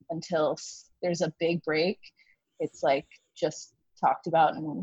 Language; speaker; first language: English; native; English